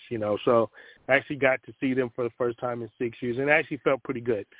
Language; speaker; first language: English; native; English